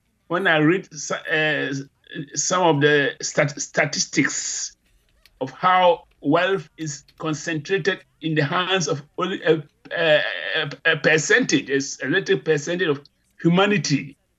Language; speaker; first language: English; non-native, local second language; Akan